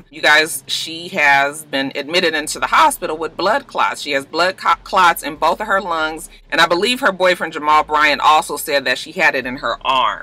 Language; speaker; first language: English; native; English